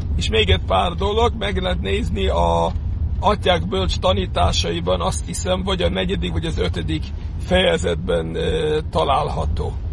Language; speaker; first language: Hungarian; non-native, fluent; Yiddish